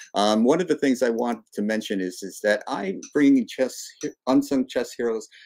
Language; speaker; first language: English; native; English